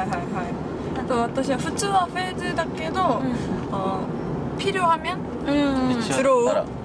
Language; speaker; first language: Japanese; non-native, learner; Korean